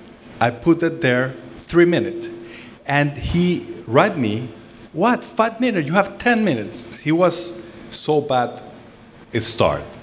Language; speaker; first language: English; non-native, fluent; Spanish